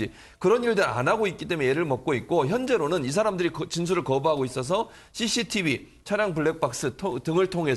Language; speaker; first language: Korean; native; Korean